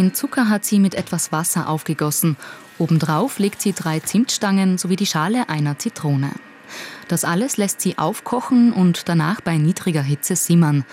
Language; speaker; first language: German; native; German